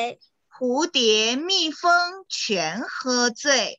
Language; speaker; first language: Chinese; native; Chinese